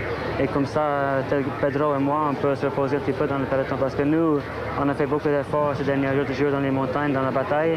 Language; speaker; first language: French; non-native, fluent; English